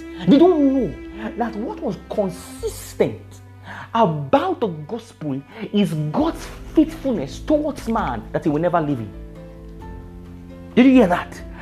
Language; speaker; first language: English; non-native, local second language; Yoruba